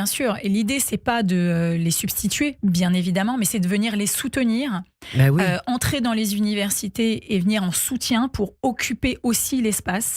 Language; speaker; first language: French; native; French